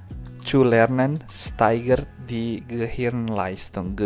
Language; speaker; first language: German; non-native, fluent; Indonesian